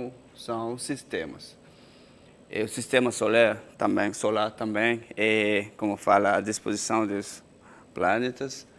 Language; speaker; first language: Portuguese; non-native, fluent; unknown